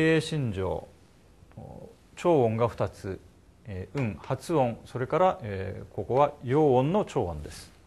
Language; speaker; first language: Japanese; non-native, fluent; Korean